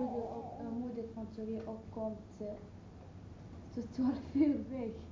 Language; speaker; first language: Dutch; non-native, learner; Arabic